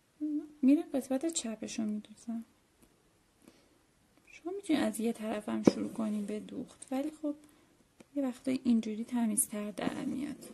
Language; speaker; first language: Persian; native; Persian